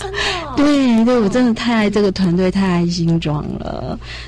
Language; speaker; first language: Chinese; native; Chinese